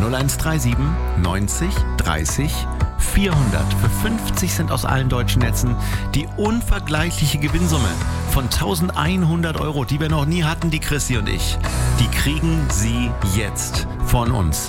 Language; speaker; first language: German; native; German